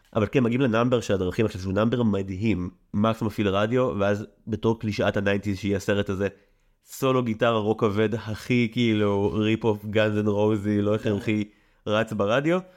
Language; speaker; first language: Hebrew; native; Hebrew